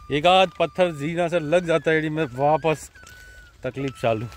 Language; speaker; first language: Hindi; non-native, local second language; Gujarati